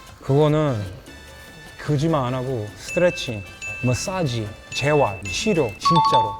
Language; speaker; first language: Korean; non-native, fluent; English